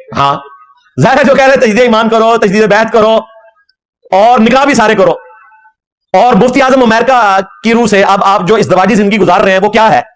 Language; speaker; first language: Urdu; non-native, local second language; Punjabi